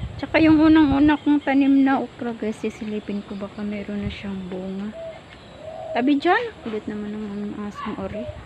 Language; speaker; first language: Filipino; native; Filipino